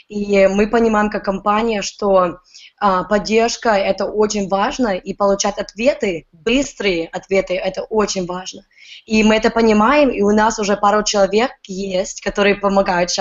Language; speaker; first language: Russian; early bilingual, heritage; Russian